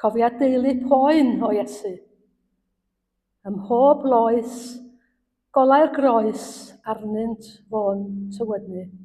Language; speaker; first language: Welsh; native; Welsh